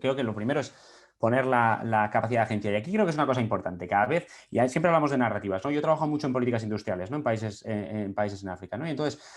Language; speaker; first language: Spanish; native; Spanish